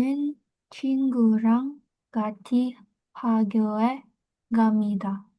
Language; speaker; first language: Korean; non-native, learner; Indonesian